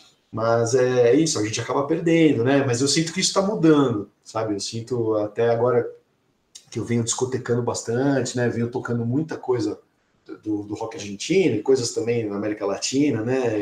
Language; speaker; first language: Portuguese; native; Portuguese